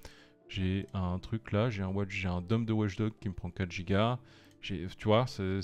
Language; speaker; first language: French; native; French